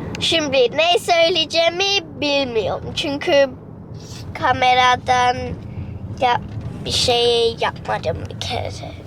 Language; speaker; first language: Turkish; early bilingual, heritage; Turkish